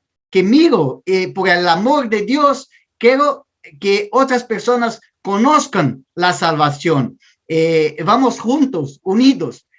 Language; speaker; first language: Spanish; non-native, learner; Portuguese